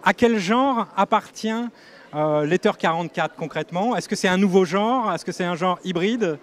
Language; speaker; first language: French; native; French